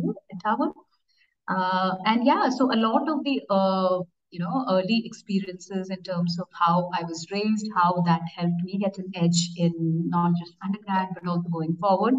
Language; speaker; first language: English; non-native, local second language; Bangla